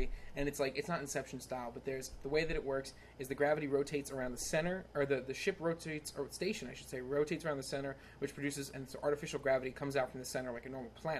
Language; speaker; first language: English; native; English